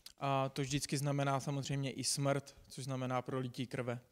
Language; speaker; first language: Czech; non-native, fluent; English